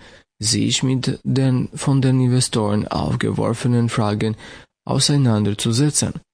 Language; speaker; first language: German; non-native, fluent; Albanian